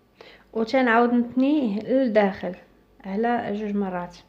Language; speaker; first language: Arabic; native; Arabic